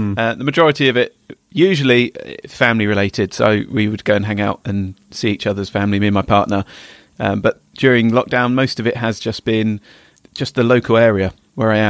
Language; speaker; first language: English; native; English